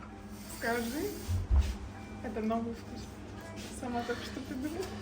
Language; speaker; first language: Russian; native; Russian